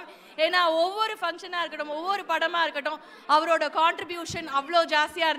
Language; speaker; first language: Tamil; native; Tamil